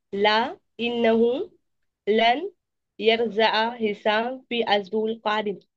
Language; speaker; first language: Arabic; non-native, learner; Urdu